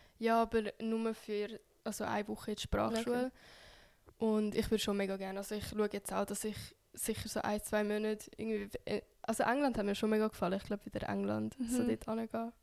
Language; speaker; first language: German; early bilingual, other home language; Hungarian